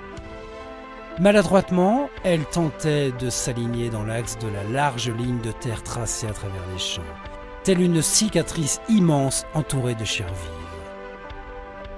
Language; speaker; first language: French; native; French